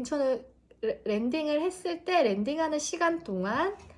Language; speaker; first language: Korean; native; Korean